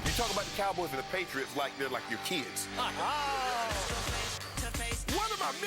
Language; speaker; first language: English; native; English